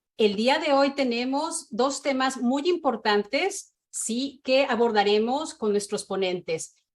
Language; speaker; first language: Spanish; native; Spanish